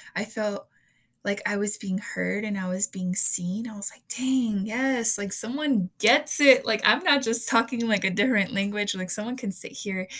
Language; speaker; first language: English; native; English